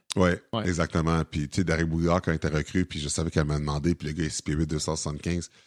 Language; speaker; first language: French; native; French